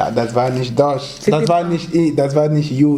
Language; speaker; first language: German; non-native, fluent; French